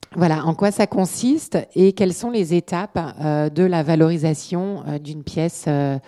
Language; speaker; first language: French; native; French